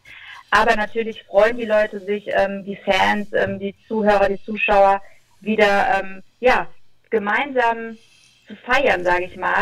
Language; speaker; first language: German; native; German